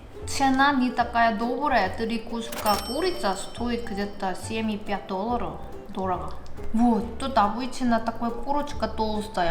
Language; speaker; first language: Russian; non-native, learner; Korean